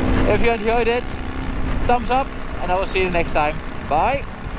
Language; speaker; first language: English; non-native, fluent; Dutch